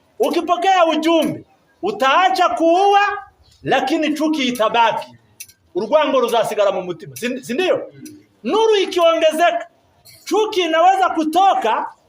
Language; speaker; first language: Swahili; non-native, local second language; Kinyarwanda